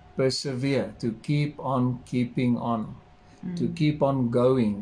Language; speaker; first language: English; non-native, local second language; Afrikaans